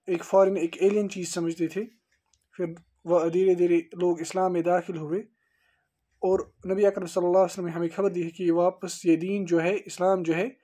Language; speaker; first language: Urdu; native; Urdu